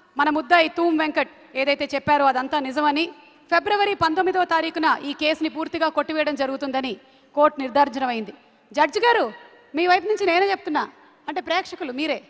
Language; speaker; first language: Telugu; native; Telugu